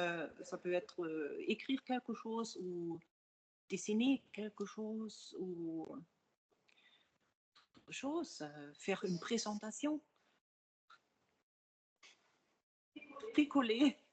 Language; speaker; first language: French; non-native, fluent; German